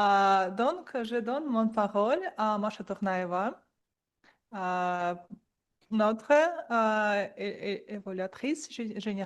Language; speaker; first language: French; non-native, learner; Russian